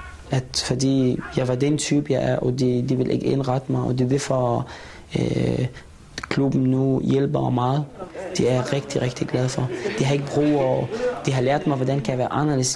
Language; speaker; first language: Danish; non-native, fluent; Arabic